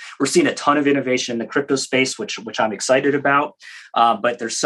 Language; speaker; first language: English; native; English